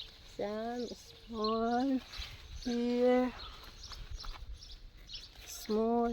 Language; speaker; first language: English; non-native, learner; Filipino